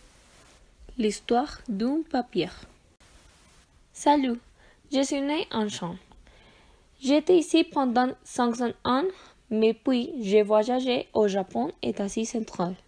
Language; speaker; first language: French; non-native, learner; Spanish